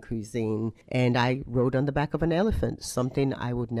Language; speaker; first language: English; non-native, local second language; Yoruba